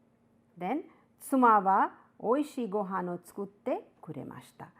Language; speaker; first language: Japanese; non-native, fluent; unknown